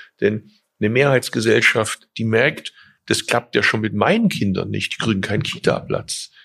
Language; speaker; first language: German; early bilingual, other home language; Turkish